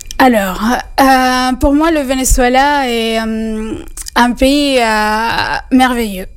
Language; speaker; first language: French; non-native, fluent; Spanish